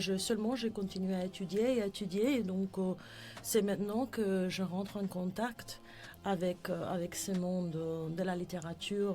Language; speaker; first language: French; non-native, fluent; Spanish